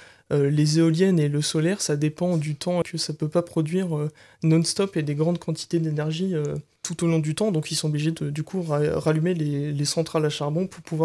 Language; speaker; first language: French; native; French